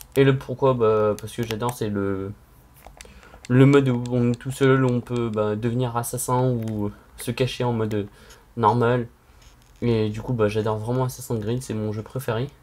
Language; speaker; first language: French; native; French